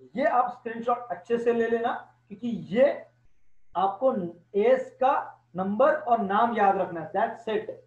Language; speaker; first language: Hindi; non-native, local second language; Gujarati